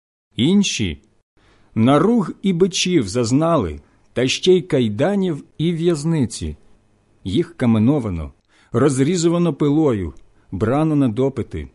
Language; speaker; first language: Ukrainian; native; Ukrainian